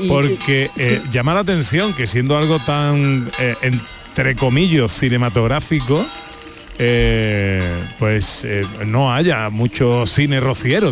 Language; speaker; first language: Spanish; native; Spanish